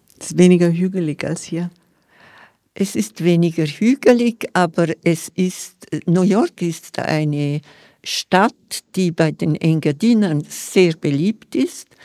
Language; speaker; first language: German; non-native, local second language; Romansh